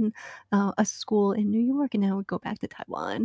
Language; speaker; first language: English; non-native, fluent; Chinese